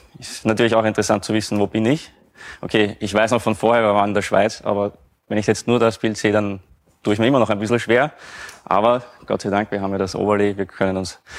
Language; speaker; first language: German; native; German